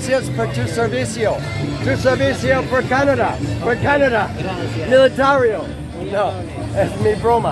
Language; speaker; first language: Spanish; non-native, learner; English